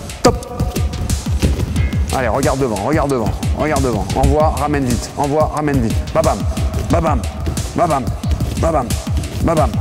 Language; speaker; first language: French; native; French